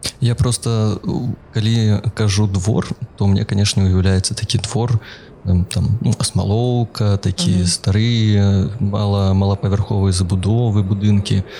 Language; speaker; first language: Belarusian; non-native, local second language; Russian